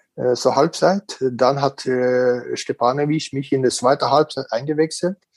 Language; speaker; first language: German; non-native, fluent; Norwegian